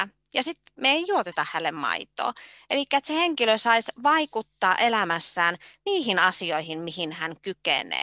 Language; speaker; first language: Finnish; native; Finnish